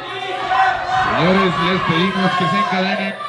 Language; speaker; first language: Spanish; native; Spanish